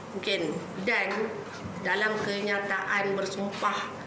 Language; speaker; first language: Malay; native; Malay